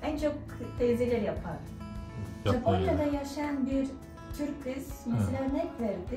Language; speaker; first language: Turkish; non-native, fluent; Russian